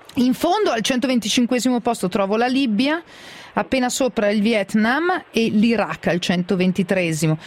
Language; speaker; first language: Italian; native; Italian